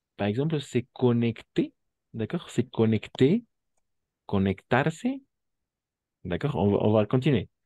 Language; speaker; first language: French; non-native, fluent; Spanish